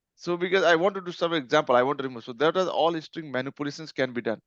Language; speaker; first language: English; non-native, local second language; Nepali